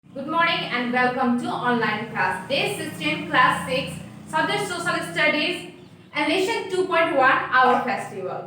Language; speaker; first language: English; non-native, local second language; Nepali